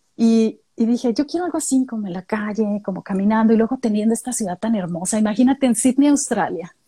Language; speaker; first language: Spanish; native; Spanish